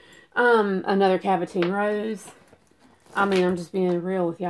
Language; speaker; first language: English; native; English